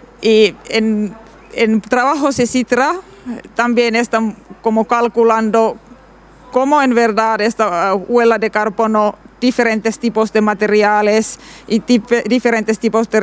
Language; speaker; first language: Spanish; non-native, learner; Finnish